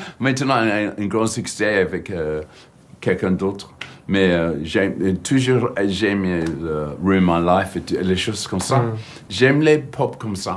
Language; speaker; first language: French; non-native, learner; English